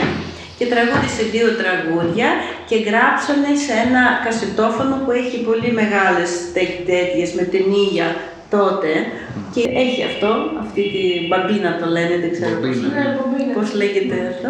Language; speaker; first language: Greek; non-native, fluent; Ukrainian